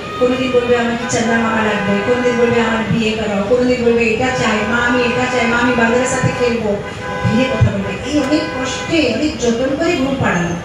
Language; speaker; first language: Bangla; non-native, fluent; Hindi